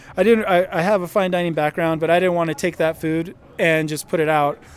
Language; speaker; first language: English; native; English